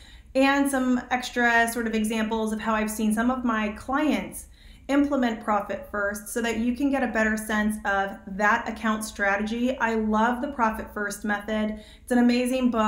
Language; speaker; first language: English; native; English